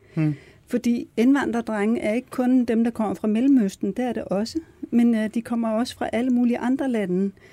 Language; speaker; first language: Danish; early bilingual, other home language; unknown